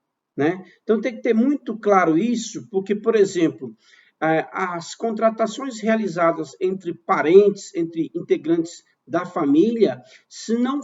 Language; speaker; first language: Portuguese; native; Portuguese